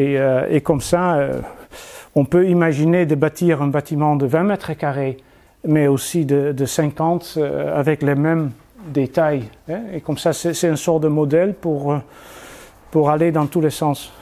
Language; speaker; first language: French; non-native, fluent; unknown